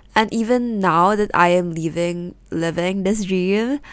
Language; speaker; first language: English; non-native, local second language; Filipino